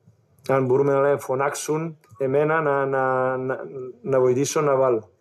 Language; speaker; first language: Greek; non-native, learner; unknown